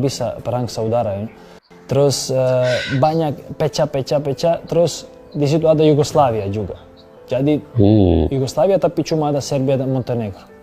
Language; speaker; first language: Indonesian; non-native, fluent; Serbian